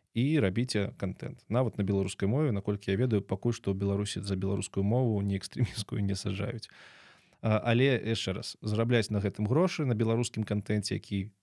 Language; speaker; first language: Belarusian; native; Belarusian